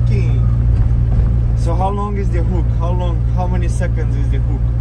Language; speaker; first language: English; non-native, learner; Romanian